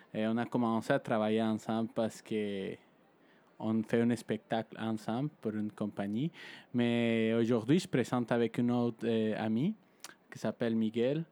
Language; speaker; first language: French; non-native, fluent; Spanish